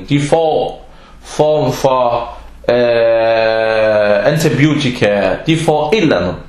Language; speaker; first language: Danish; non-native, fluent; Arabic